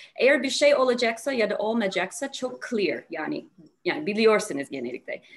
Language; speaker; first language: Turkish; non-native, learner; English